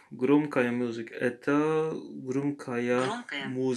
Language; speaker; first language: Russian; non-native, learner; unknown